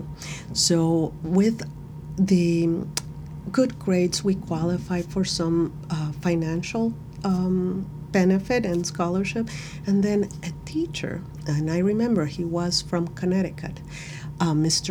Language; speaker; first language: English; non-native, fluent; Spanish